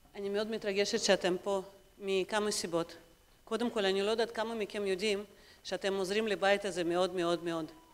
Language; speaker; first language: Hebrew; non-native, fluent; Russian